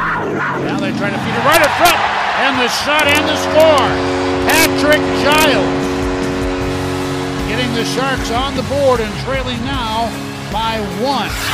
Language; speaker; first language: English; native; English